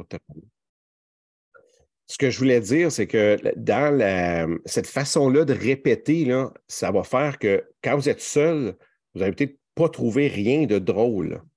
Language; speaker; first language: French; native; French